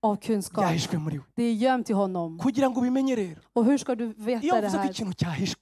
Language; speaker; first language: Swedish; early bilingual, other home language; Kinyarwanda